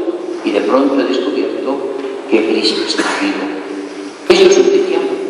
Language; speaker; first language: Spanish; native; Spanish